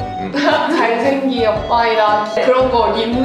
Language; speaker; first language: Korean; non-native, learner; Cantonese